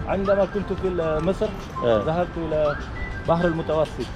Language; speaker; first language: Arabic; non-native, learner; Uzbek